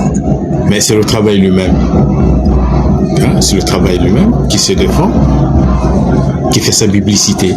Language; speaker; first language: French; non-native, local second language; Luba-Lulua